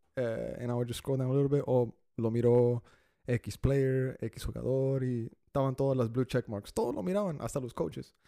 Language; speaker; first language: Spanish; early bilingual, heritage; Spanish